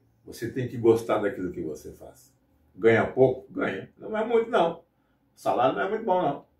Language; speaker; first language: Portuguese; native; Portuguese